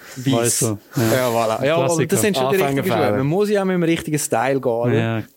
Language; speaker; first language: German; native; German